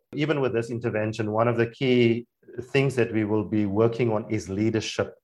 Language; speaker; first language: English; non-native, local second language; Afrikaans